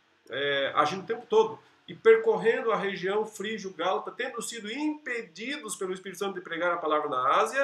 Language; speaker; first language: Portuguese; native; Portuguese